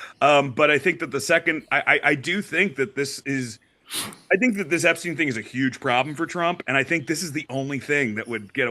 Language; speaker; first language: English; native; English